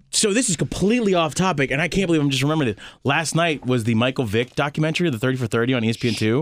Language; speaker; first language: English; native; English